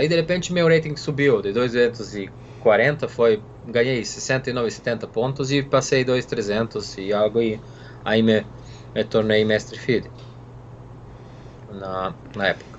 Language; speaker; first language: Portuguese; non-native, fluent; Serbian